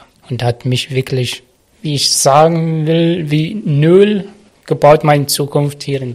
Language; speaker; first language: German; non-native, learner; Arabic